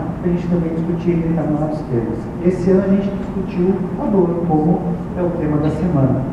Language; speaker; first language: Portuguese; native; Portuguese